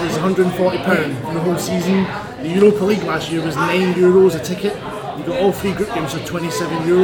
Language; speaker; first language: English; native; English